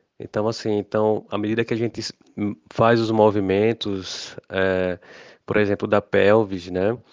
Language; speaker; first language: Portuguese; native; Portuguese